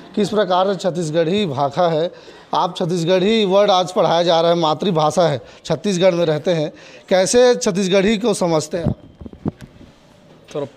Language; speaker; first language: Hindi; non-native, local second language; Chhattisgarhi